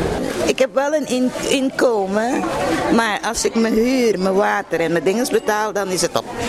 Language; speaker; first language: Dutch; non-native, local second language; Papiamento